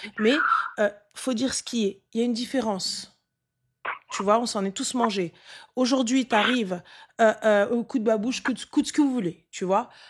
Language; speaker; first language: French; native; French